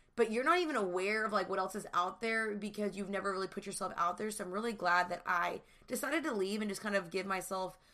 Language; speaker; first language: English; native; English